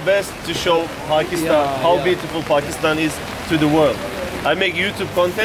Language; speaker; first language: English; non-native, fluent; Turkish